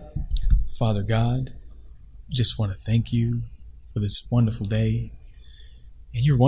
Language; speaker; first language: English; native; English